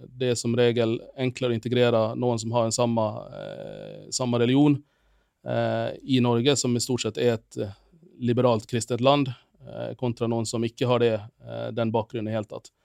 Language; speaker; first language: Norwegian; non-native, fluent; Finnish